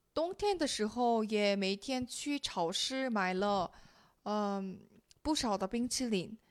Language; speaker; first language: Chinese; non-native, fluent; Korean